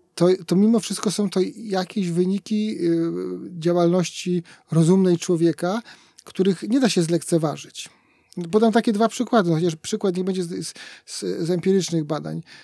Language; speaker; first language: Polish; native; Polish